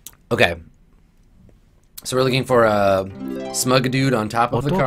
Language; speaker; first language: English; native; English